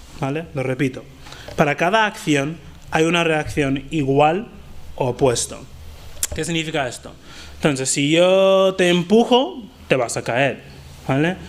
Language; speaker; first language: Spanish; non-native, fluent; English